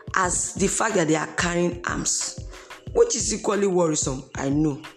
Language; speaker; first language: English; non-native, local second language; Esan